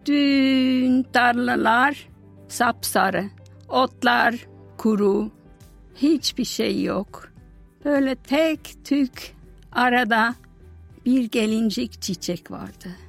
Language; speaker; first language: Turkish; non-native, fluent; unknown